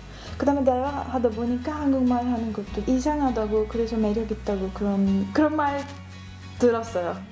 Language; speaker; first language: Korean; non-native, learner; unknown